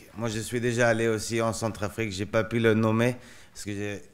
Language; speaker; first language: French; non-native, fluent; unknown